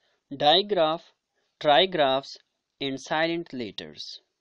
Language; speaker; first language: English; non-native, local second language; Urdu